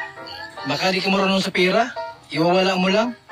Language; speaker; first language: Filipino; non-native, local second language; Bikol